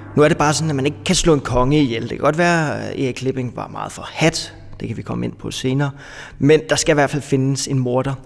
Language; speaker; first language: Danish; native; Danish